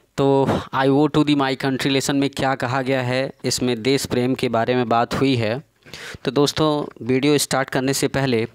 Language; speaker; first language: Hindi; native; Hindi